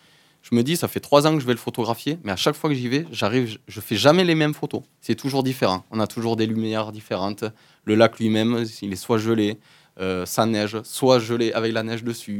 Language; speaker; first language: French; native; French